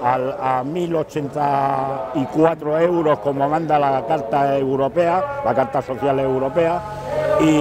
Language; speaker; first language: Spanish; native; Spanish